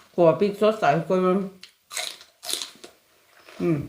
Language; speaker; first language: Thai; non-native, local second language; Lao